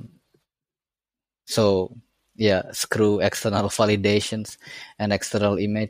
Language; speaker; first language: English; non-native, fluent; Indonesian